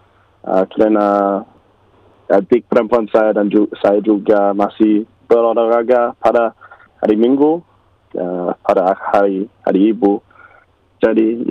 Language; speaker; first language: Indonesian; non-native, learner; English